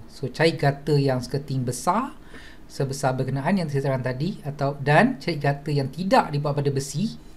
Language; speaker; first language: Malay; native; Malay